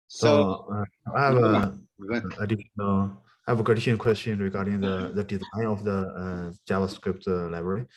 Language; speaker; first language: English; non-native, fluent; Chinese